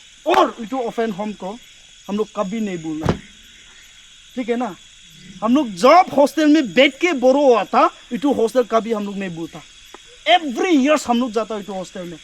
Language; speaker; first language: Hindi; non-native, local second language; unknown